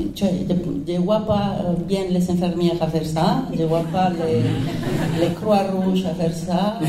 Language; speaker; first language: French; non-native, fluent; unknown